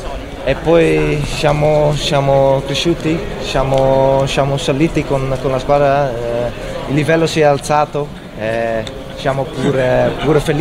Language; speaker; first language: Italian; non-native, fluent; Dutch